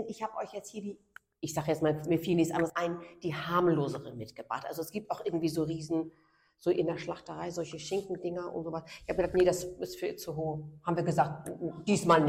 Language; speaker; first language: German; native; German